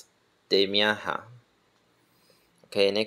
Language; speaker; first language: Spanish; non-native, learner; Chinese